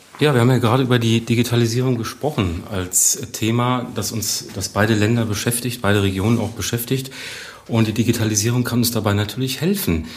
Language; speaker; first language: German; native; German